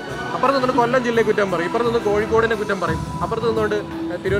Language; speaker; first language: Malayalam; native; Malayalam